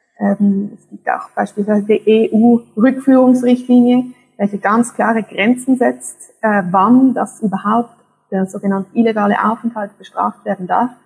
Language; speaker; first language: German; native; German